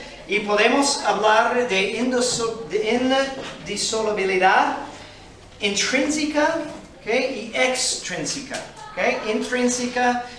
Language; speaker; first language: Spanish; non-native, fluent; English